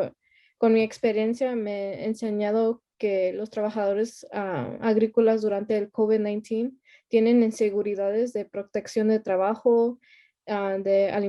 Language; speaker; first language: Spanish; early bilingual, heritage; Spanish